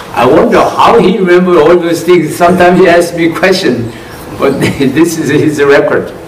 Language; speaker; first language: English; non-native, fluent; Korean